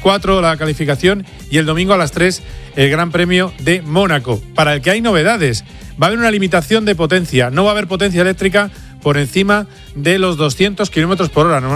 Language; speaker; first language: Spanish; native; Spanish